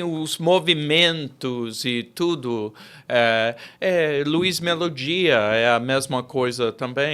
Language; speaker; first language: Portuguese; non-native, fluent; English